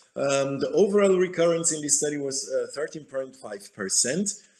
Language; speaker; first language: English; non-native, fluent; German